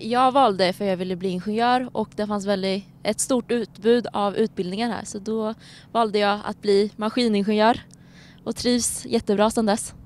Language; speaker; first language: Swedish; native; Swedish